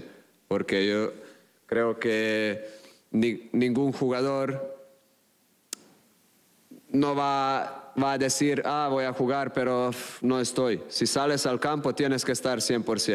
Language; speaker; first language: Spanish; non-native, fluent; Croatian